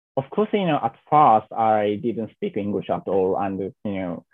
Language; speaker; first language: English; non-native, learner; Japanese